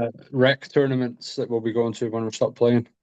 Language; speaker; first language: English; native; English